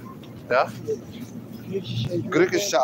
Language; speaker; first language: German; non-native, learner; Filipino